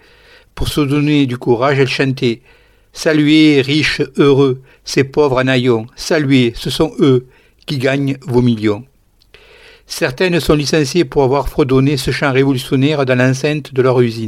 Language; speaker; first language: French; native; French